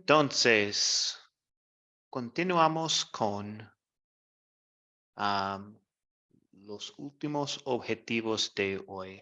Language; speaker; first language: Spanish; non-native, fluent; English